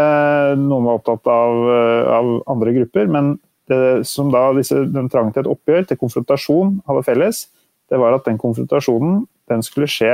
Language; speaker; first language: Norwegian; native; Norwegian